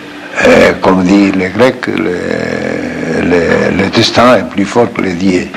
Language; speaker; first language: French; non-native, fluent; Portuguese